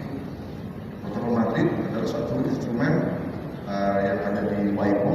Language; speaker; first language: Indonesian; native; Indonesian